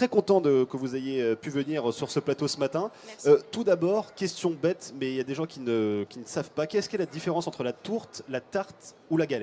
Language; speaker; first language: French; native; French